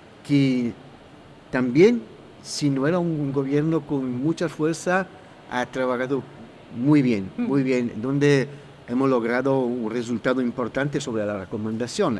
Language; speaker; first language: Spanish; non-native, fluent; Italian